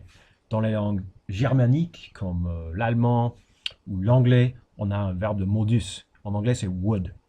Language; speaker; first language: French; non-native, fluent; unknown